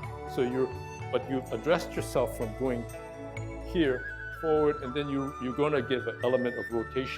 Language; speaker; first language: English; native; English